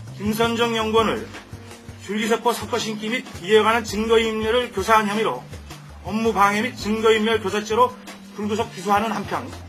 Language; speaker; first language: Korean; native; Korean